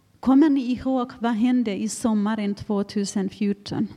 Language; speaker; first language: Swedish; non-native, fluent; Finnish